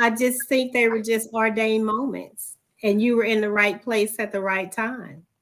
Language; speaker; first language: English; native; English